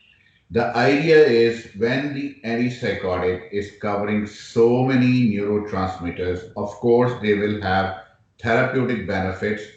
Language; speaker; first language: English; non-native, local second language; Urdu